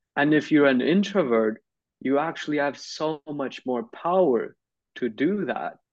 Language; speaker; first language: English; non-native, fluent; Turkish